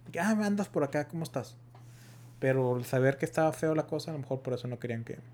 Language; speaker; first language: Spanish; early bilingual, heritage; Spanish